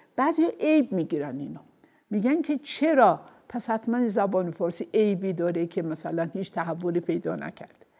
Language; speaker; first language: Persian; non-native, local second language; Azerbaijani